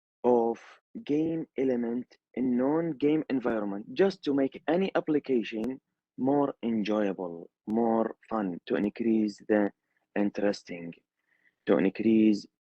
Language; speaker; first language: English; non-native, learner; Arabic